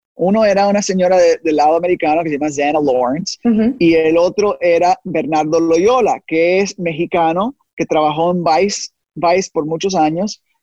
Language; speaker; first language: Spanish; early bilingual, heritage; Spanish